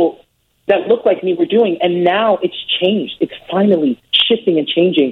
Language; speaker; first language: English; native; English